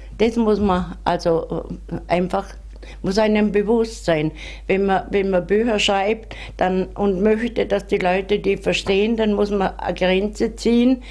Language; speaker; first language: German; native; German